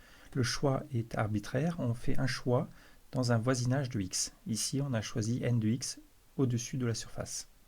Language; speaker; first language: French; native; French